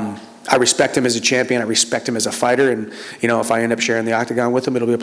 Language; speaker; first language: English; native; English